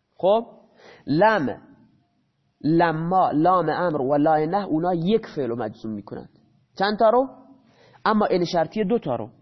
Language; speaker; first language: Persian; non-native, local second language; Baluchi